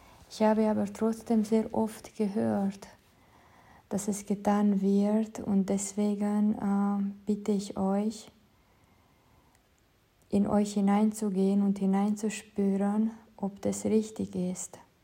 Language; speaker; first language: German; non-native, fluent; Romanian